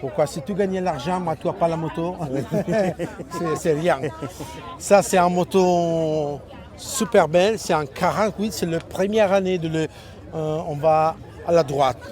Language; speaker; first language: French; non-native, learner; Italian